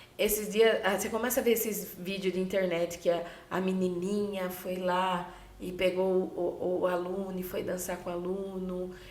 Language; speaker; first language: Portuguese; native; Portuguese